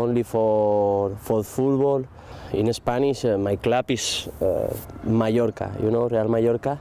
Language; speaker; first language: English; non-native, learner; Spanish